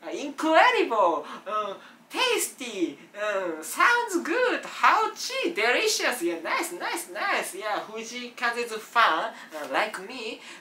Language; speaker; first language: English; non-native, learner; Japanese